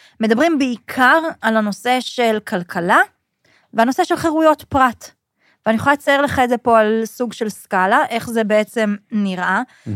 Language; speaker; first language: Hebrew; native; Hebrew